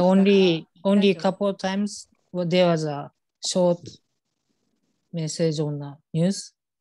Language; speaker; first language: English; non-native, learner; Japanese